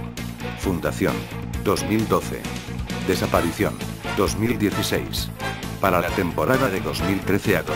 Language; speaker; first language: Spanish; native; Spanish